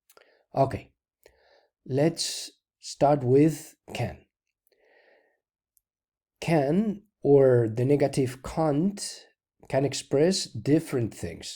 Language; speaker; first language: English; non-native, fluent; Spanish